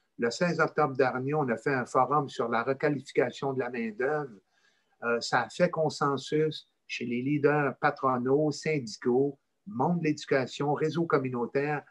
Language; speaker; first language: French; native; French